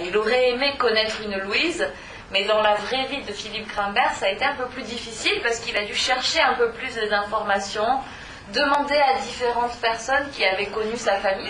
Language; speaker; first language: French; native; French